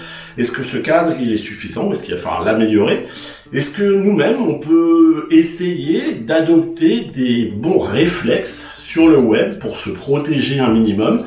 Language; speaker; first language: French; native; French